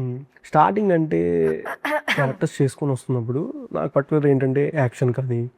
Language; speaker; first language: Telugu; native; Telugu